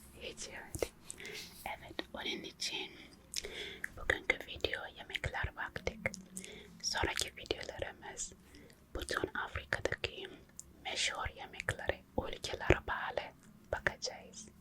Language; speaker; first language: Turkish; non-native, local second language; English